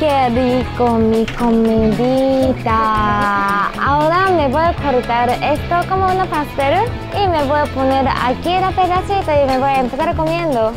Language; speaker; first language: Spanish; non-native, learner; Japanese